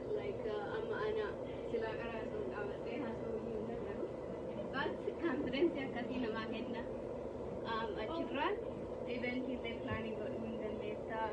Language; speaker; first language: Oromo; early bilingual, heritage; Oromo